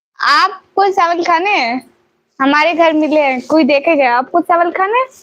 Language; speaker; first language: Urdu; non-native, local second language; Punjabi